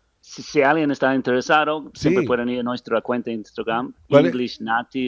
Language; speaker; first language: Spanish; non-native, learner; English